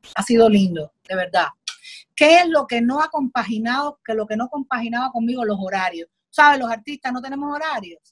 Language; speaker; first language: Spanish; native; Spanish